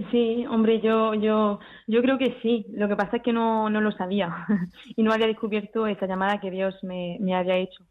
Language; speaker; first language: Spanish; early bilingual, heritage; French